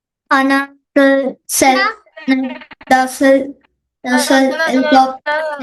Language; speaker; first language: Korean; non-native, learner; Telugu